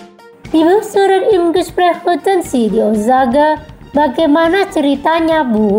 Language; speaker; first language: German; non-native, fluent; Indonesian